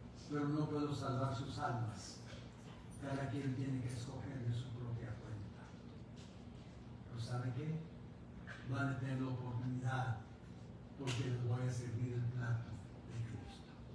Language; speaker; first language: Spanish; early bilingual, heritage; Spanish